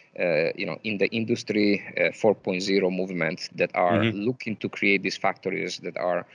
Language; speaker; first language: English; non-native, fluent; Italian